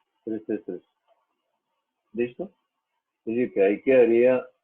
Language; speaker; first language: Spanish; native; Spanish